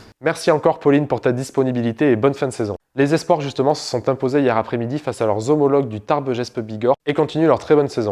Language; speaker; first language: French; native; French